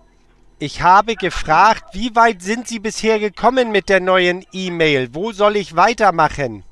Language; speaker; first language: German; native; German